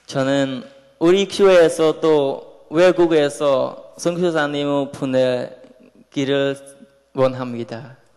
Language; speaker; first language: Korean; non-native, learner; Khmer